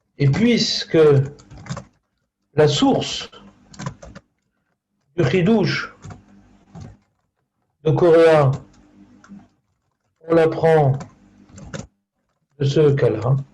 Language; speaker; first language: French; native; French